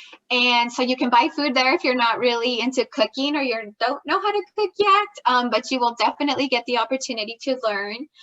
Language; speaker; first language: English; native; English